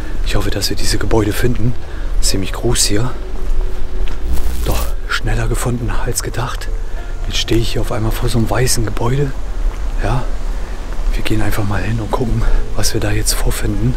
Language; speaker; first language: German; native; German